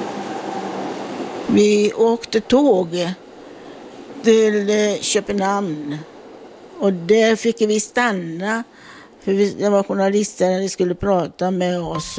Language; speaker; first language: Swedish; non-native, fluent; Italian